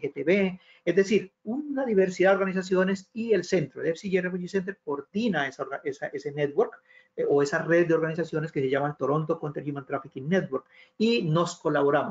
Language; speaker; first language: Spanish; native; Spanish